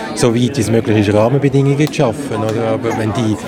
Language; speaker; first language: German; non-native, fluent; Persian